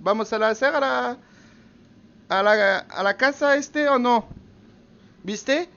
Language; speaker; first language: Spanish; non-native, learner; French